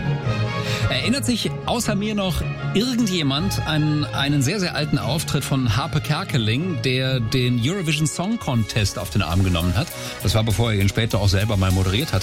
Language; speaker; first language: German; native; German